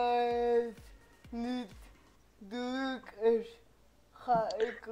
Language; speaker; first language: Dutch; early bilingual, other home language; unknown